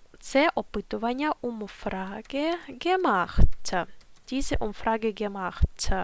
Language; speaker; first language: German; non-native, fluent; Ukrainian